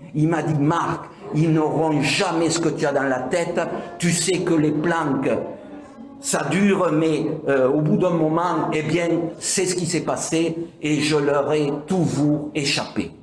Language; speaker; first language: French; native; French